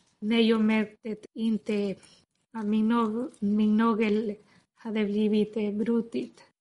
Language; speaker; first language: Swedish; non-native, learner; Spanish